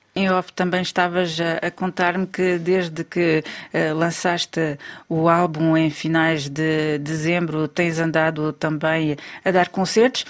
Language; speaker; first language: Portuguese; native; Portuguese